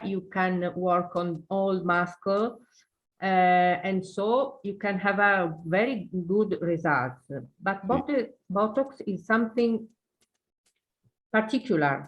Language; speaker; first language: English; non-native, learner; Italian